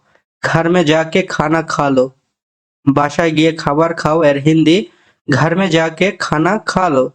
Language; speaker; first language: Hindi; non-native, fluent; Bangla